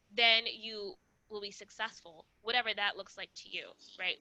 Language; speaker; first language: English; non-native, local second language; Kinyarwanda